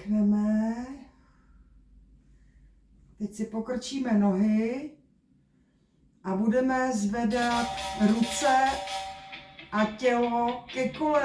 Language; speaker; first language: Czech; native; Czech